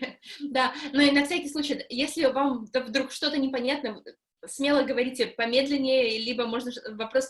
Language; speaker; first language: Russian; native; Russian